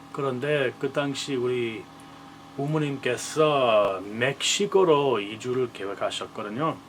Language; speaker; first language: Korean; non-native, fluent; English